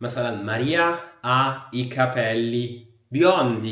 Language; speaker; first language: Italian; non-native, fluent; Arabic